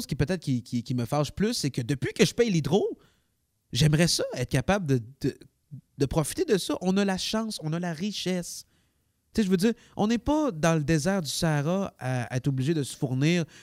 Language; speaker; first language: French; native; French